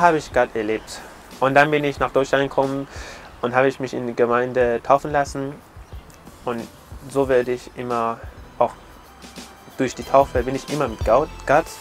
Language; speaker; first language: German; non-native, learner; Persian